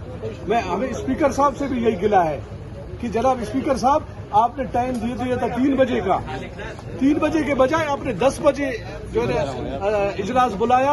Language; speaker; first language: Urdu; non-native, local second language; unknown